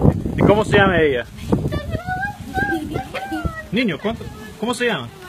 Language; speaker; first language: Spanish; non-native, learner; English